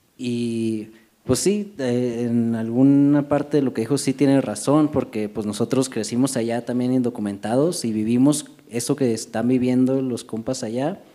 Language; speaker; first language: Spanish; early bilingual, heritage; Spanish